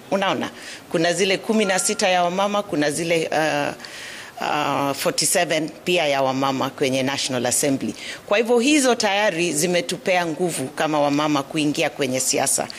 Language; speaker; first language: Swahili; non-native, local second language; Luo (Kenya and Tanzania)